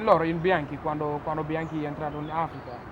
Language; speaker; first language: Italian; non-native, learner; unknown